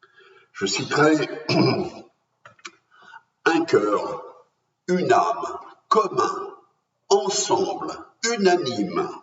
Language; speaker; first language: French; native; French